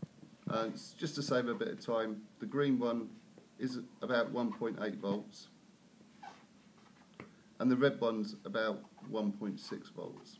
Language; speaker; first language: English; native; English